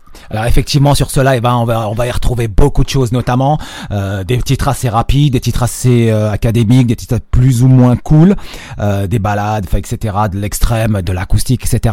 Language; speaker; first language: French; native; French